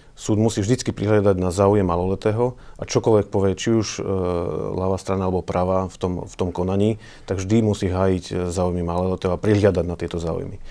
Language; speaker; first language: Slovak; native; Slovak